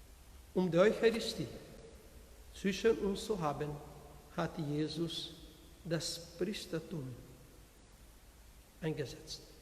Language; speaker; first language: German; non-native, learner; Portuguese